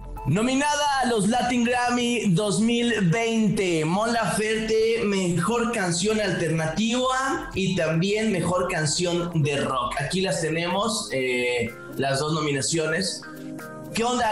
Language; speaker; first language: Spanish; native; Spanish